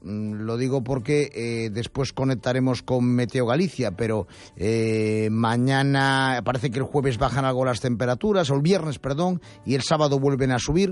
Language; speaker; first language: Spanish; native; Spanish